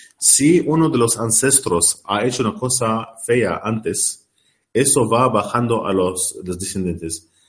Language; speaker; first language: Spanish; non-native, learner; Arabic